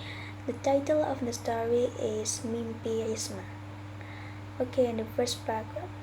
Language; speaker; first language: English; non-native, learner; Indonesian